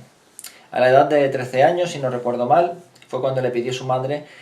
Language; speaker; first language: Spanish; native; Spanish